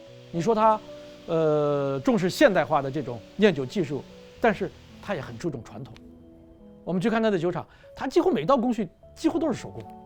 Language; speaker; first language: Chinese; native; Chinese